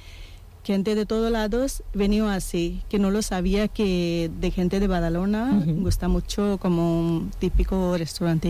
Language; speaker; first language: Spanish; non-native, learner; Punjabi